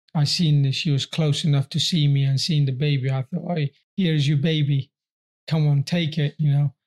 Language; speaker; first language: English; early bilingual, other home language; Persian